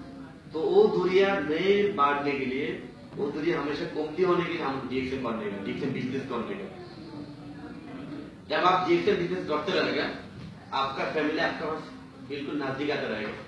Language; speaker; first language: Hindi; non-native, learner; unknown